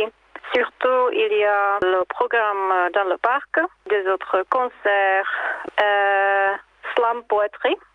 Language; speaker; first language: French; non-native, learner; Czech